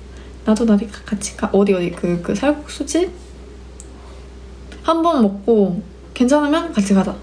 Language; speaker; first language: Korean; early bilingual, heritage; French